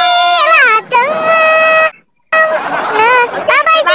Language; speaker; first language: Vietnamese; non-native, learner; Indonesian